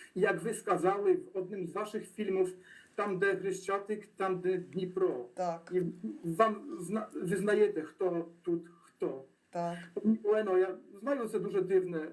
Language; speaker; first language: Polish; non-native, learner; Ukrainian